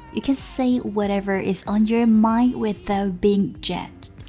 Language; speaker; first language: English; non-native, fluent; Chinese